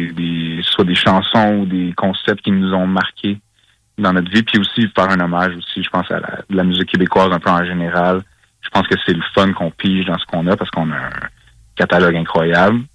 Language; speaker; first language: French; native; French